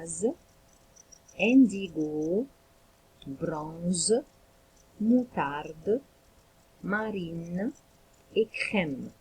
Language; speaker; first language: French; non-native, local second language; Arabic